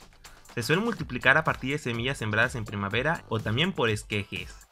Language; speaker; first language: Spanish; native; Spanish